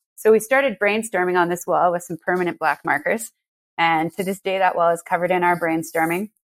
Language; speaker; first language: English; native; English